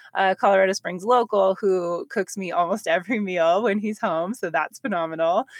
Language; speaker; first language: English; native; English